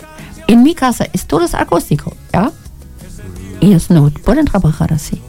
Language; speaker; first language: Spanish; non-native, learner; German